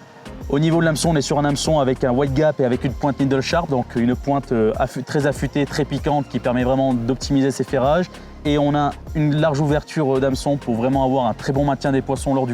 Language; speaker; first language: French; native; French